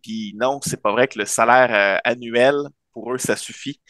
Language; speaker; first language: French; native; French